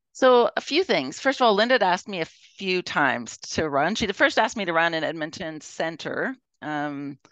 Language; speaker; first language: English; native; English